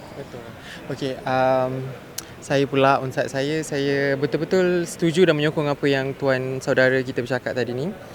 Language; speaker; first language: Malay; native; Malay